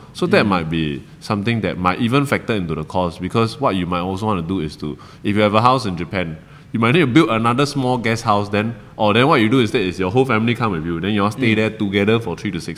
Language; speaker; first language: English; non-native, local second language; Chinese